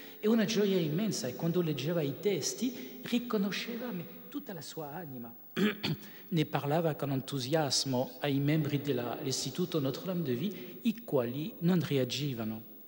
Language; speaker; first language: Italian; non-native, fluent; French